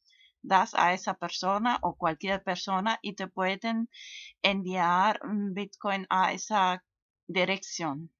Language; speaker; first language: Spanish; non-native, fluent; German